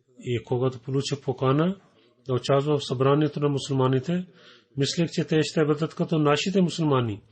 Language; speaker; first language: Bulgarian; non-native, fluent; Urdu